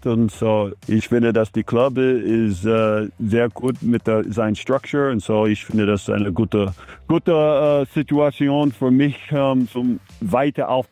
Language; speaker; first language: German; non-native, fluent; English